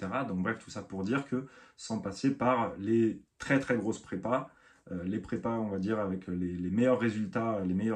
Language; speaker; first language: French; native; French